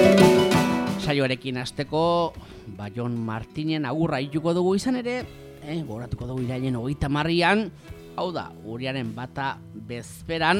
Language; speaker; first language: Basque; native; Basque